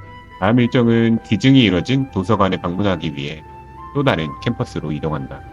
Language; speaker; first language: Korean; native; Korean